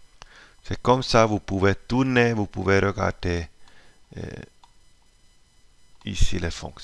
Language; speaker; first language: French; non-native, local second language; German